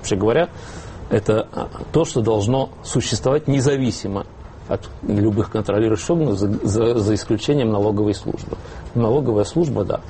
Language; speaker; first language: Russian; native; Russian